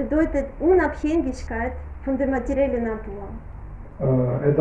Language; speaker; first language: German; non-native, fluent; Russian